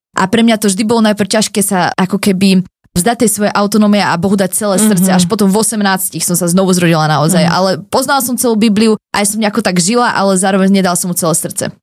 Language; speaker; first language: Slovak; native; Slovak